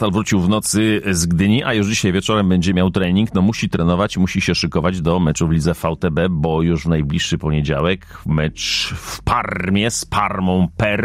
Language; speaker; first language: Polish; native; Polish